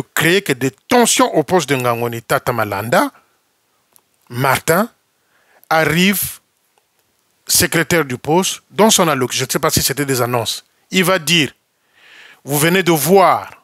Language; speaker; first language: French; non-native, local second language; Lingala